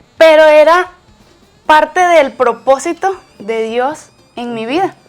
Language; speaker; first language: Spanish; native; Spanish